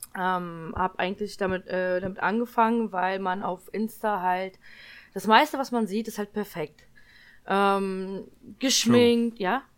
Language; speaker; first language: German; early bilingual, other home language; Polish